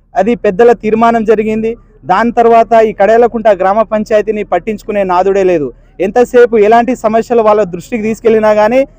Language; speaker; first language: Telugu; native; Telugu